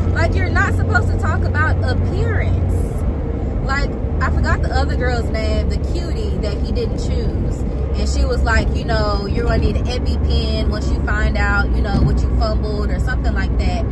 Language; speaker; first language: English; native; English